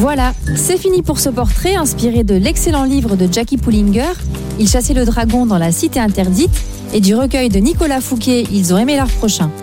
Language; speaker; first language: French; native; French